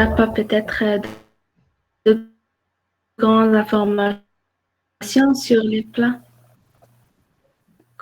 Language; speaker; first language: French; non-native, learner; Arabic